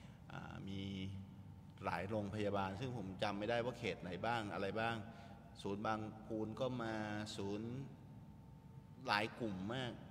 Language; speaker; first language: Thai; native; Thai